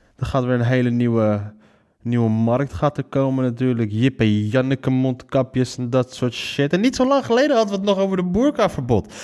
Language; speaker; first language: Dutch; early bilingual, other home language; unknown